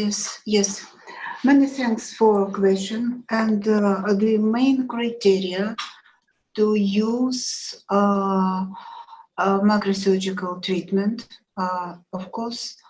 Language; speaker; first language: English; non-native, learner; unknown